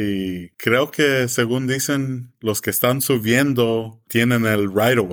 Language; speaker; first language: Spanish; early bilingual, heritage; English